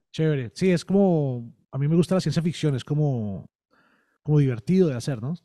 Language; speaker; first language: Spanish; native; Spanish